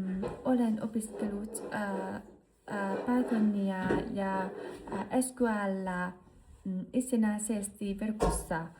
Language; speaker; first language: Finnish; non-native, learner; Vietnamese